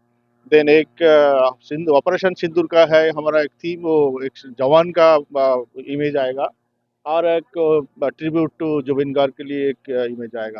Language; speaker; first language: Hindi; non-native, local second language; Bangla